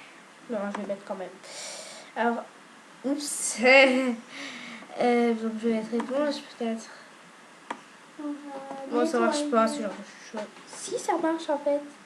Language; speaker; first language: French; native; French